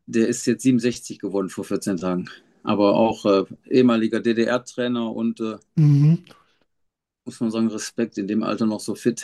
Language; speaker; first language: German; native; German